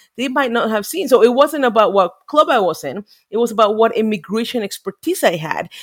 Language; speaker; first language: English; non-native, fluent; Spanish